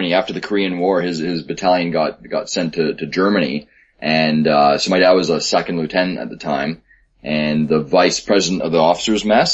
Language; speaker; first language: English; native; English